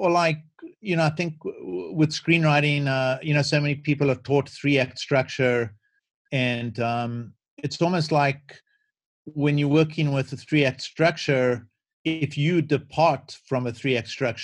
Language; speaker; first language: English; native; English